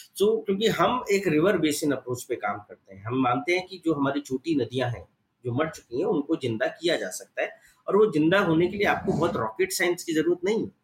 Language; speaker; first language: Hindi; native; Hindi